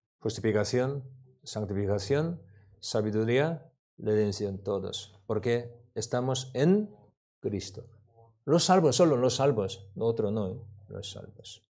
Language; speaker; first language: Spanish; non-native, learner; Korean